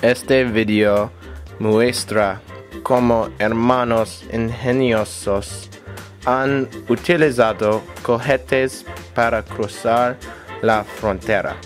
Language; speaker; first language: Spanish; non-native, learner; English